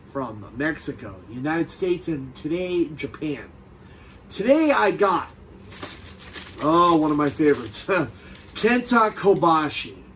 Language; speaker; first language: English; native; English